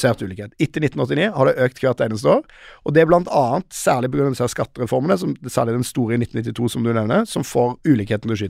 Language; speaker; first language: Norwegian; native; Norwegian